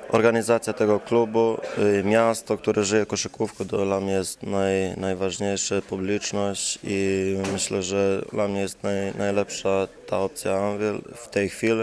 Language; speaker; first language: Polish; non-native, fluent; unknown